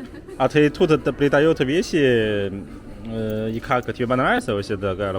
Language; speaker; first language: Russian; non-native, learner; Chinese